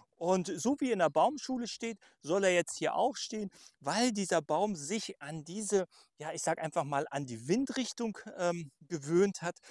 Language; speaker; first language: German; native; German